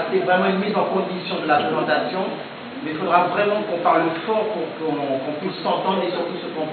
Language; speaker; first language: French; native; French